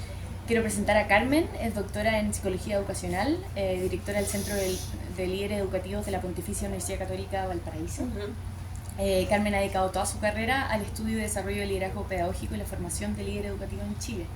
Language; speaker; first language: Spanish; native; Spanish